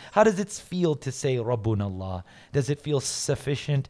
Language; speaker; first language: English; native; English